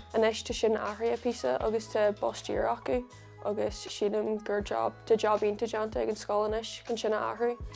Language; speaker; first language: Irish; native; Irish